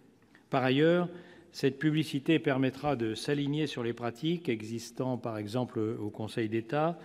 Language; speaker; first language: French; native; French